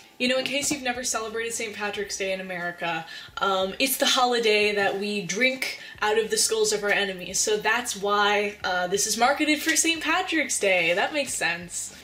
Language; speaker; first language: English; native; English